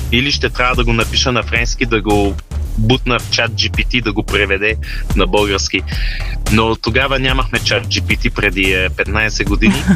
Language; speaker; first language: Bulgarian; early bilingual, heritage; Bulgarian